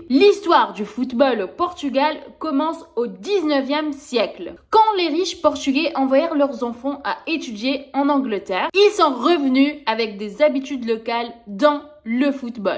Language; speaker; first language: French; non-native, local second language; Arabic